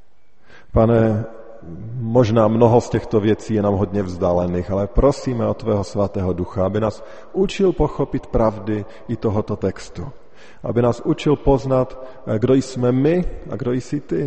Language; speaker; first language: Czech; native; Czech